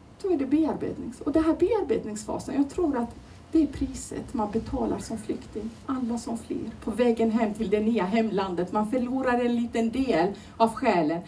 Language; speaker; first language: Swedish; non-native, fluent; Turoyo